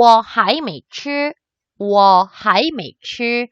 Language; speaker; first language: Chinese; non-native, learner; Korean